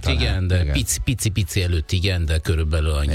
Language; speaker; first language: Hungarian; non-native, learner; Italian